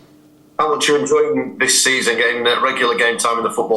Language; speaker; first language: English; native; English